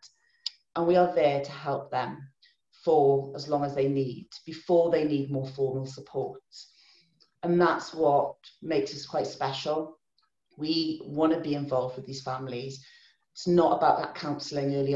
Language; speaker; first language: English; native; English